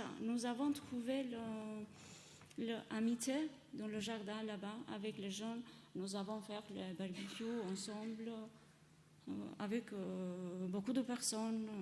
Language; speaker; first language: French; non-native, learner; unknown